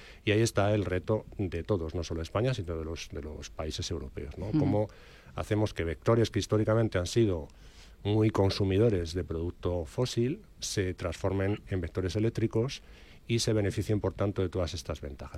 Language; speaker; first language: Spanish; native; Spanish